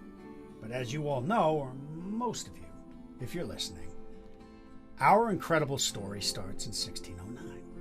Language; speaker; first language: English; native; English